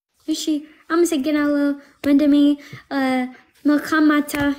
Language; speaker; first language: Amharic; non-native, learner; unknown